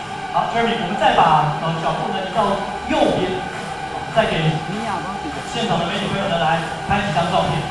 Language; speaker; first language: Chinese; native; Chinese